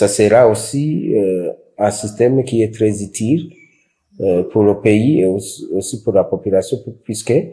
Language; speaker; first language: French; non-native, local second language; Rundi